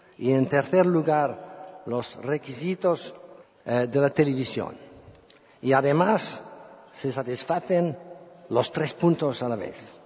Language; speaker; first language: Spanish; non-native, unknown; English